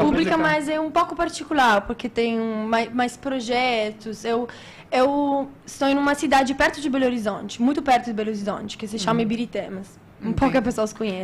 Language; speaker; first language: Portuguese; non-native, fluent; Italian